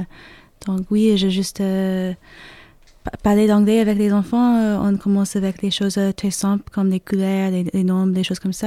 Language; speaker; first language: French; non-native, learner; English